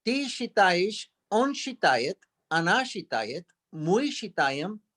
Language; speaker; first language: Russian; non-native, learner; English